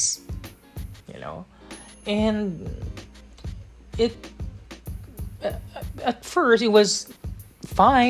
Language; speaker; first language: English; non-native, local second language; Cebuano